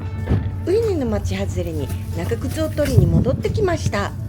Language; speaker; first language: Japanese; native; Japanese